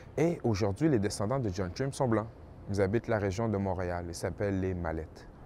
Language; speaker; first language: French; native; French